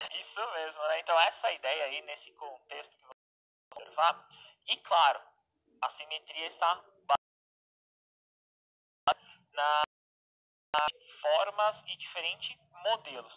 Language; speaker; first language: Portuguese; native; Portuguese